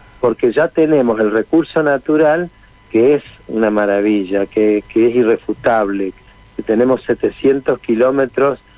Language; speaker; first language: Spanish; native; Spanish